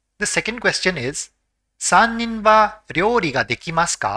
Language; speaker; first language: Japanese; non-native, fluent; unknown